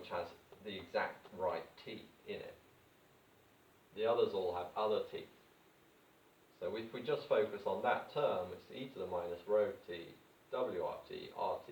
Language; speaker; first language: English; native; English